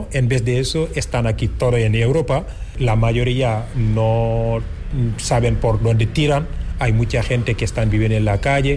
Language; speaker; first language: Spanish; non-native, fluent; Wolof